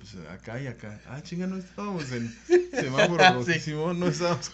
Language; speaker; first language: Spanish; native; Spanish